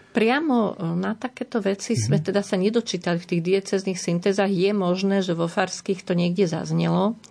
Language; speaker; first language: Slovak; native; Slovak